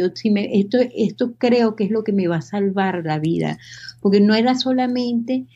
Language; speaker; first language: Spanish; native; Spanish